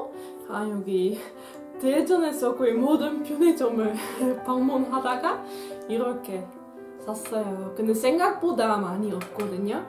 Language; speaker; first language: Korean; non-native, learner; Dutch